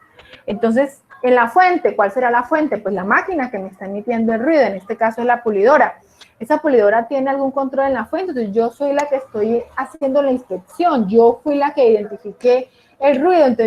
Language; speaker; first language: Spanish; native; Spanish